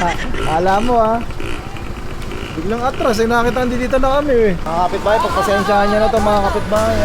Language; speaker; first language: Filipino; native; Filipino